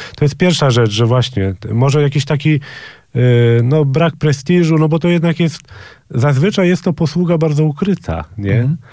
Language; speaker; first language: Polish; native; Polish